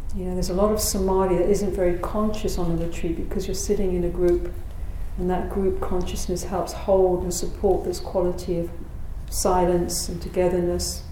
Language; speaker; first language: English; native; English